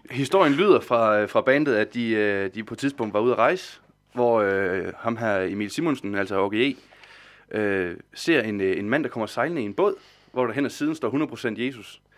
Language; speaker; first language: Danish; native; Danish